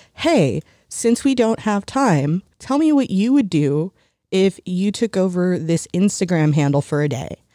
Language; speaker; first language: English; early bilingual, other home language; Spanish